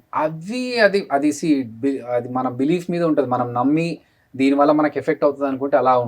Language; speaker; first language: Telugu; native; Telugu